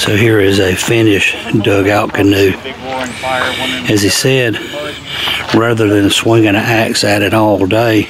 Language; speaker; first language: English; native; English